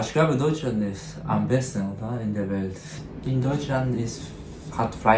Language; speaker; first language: German; non-native, learner; Japanese